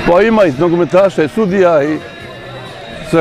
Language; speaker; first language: Bosnian; native; Bosnian